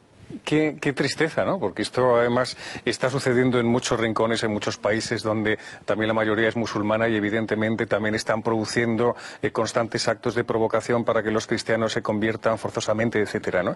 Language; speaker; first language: Spanish; native; Spanish